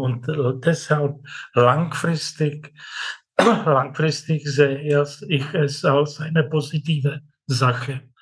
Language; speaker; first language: German; non-native, fluent; Czech